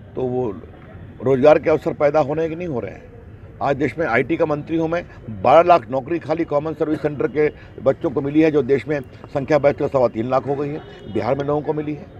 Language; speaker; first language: Hindi; native; Hindi